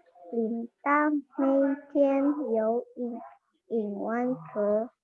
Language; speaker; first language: Chinese; non-native, learner; Indonesian